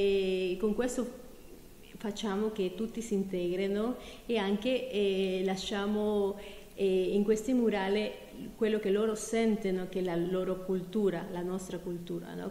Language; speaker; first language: Italian; non-native, fluent; Spanish